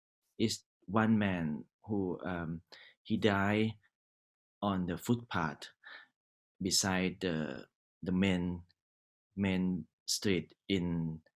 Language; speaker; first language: English; non-native, learner; Thai